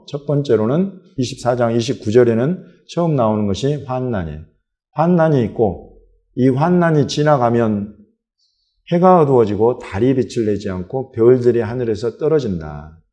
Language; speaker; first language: Korean; native; Korean